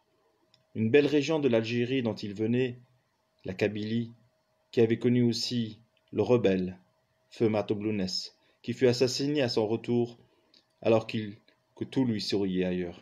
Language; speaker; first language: French; non-native, local second language; Kabyle